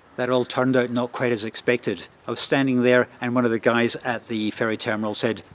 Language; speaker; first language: English; native; English